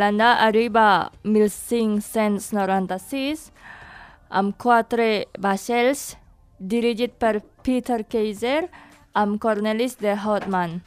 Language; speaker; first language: Catalan; non-native, learner; Indonesian